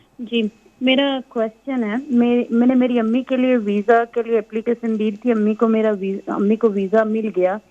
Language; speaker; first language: Urdu; non-native, local second language; Punjabi